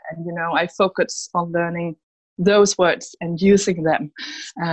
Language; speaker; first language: English; non-native, fluent; Danish